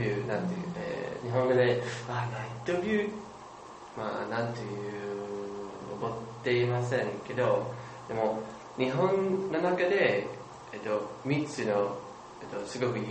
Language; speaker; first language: Japanese; non-native, learner; English